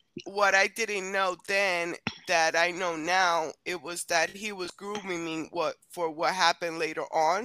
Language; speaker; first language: English; non-native, fluent; Spanish